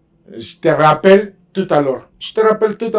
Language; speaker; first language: French; non-native, fluent; Spanish